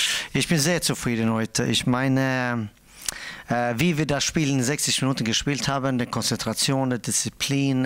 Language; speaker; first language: German; non-native, fluent; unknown